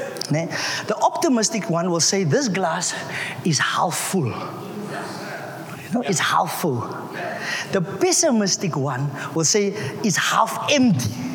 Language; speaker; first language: English; non-native, local second language; Afrikaans